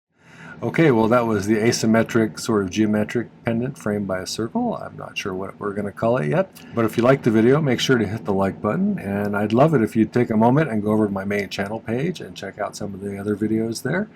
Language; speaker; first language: English; native; English